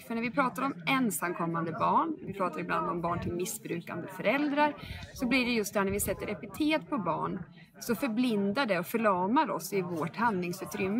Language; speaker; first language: Swedish; native; Swedish